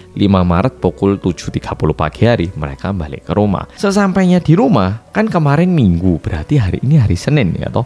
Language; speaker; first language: Indonesian; non-native, fluent; Korean